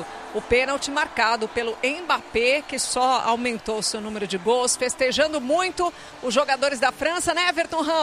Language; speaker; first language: Portuguese; native; Portuguese